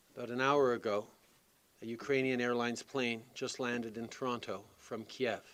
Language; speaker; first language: English; native; English